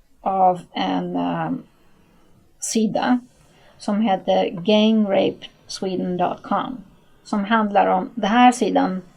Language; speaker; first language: Swedish; non-native, fluent; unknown